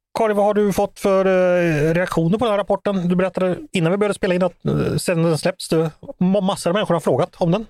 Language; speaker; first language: Swedish; native; Swedish